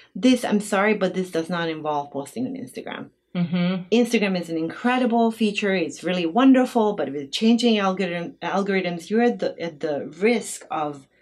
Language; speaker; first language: English; non-native, fluent; Bosnian